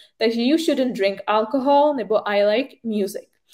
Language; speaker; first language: English; non-native, fluent; Czech